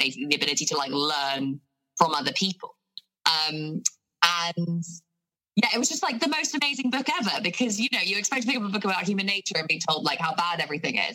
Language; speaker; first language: English; native; English